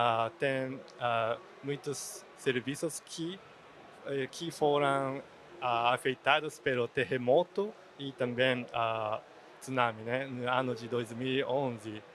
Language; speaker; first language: Portuguese; non-native, learner; Japanese